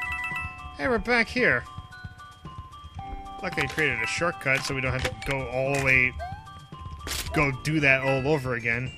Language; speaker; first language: English; native; English